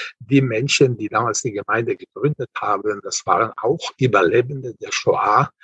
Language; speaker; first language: German; non-native, fluent; Hebrew